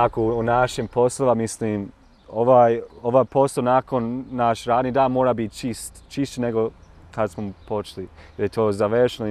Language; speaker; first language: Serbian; non-native, learner; English